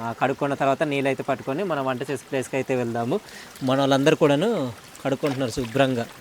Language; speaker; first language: Telugu; native; Telugu